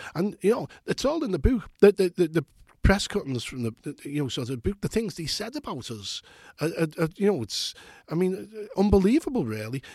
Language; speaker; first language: English; native; English